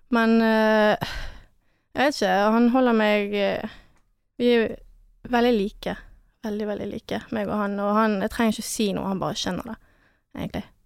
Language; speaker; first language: Norwegian; early bilingual, other home language; French